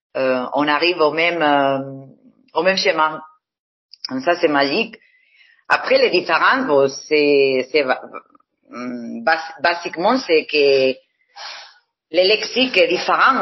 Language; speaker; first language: French; non-native, fluent; Spanish